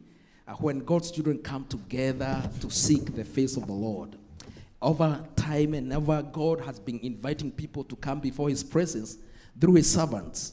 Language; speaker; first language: English; non-native, local second language; Swahili